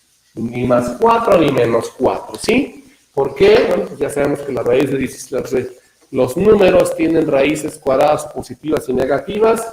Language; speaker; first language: Spanish; native; Spanish